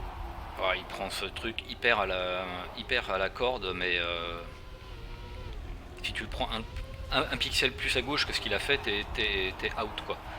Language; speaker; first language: French; native; French